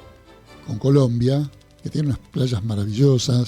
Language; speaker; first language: Spanish; native; Spanish